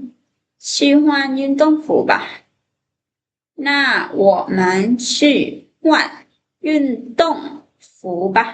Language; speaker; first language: Chinese; non-native, fluent; Lao